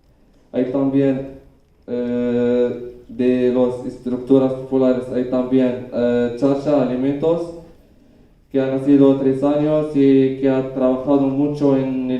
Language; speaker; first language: Spanish; non-native, learner; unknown